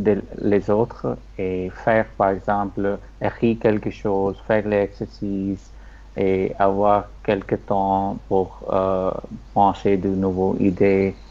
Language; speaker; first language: French; non-native, learner; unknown